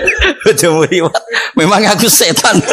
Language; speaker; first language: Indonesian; non-native, local second language; Javanese